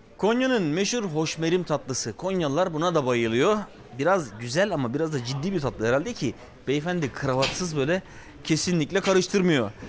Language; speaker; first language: Turkish; native; Turkish